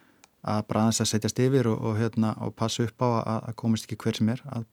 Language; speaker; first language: Icelandic; native; Icelandic